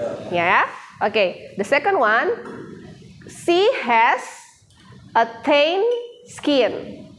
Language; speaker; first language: English; non-native, fluent; Indonesian